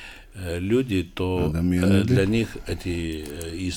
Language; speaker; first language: Russian; non-native, fluent; Romanian